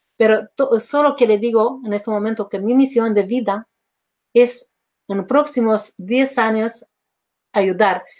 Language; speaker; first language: Spanish; non-native, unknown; Romanian